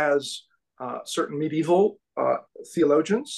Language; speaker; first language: English; native; English